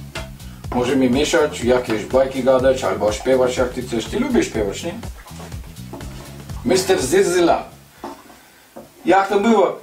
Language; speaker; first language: Polish; non-native, learner; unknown